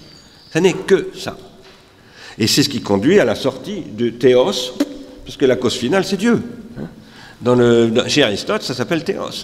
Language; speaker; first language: French; native; French